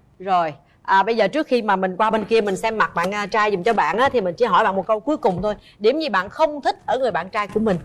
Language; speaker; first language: Vietnamese; native; Vietnamese